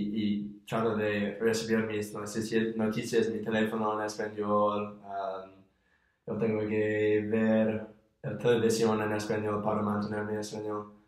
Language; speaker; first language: Spanish; non-native, fluent; English